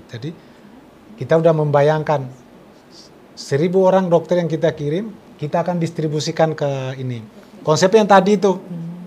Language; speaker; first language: Indonesian; non-native, local second language; Tetum